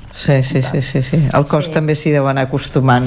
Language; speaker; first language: Catalan; native; Catalan